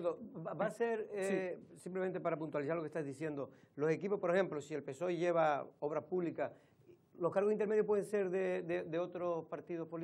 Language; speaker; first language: Spanish; native; Spanish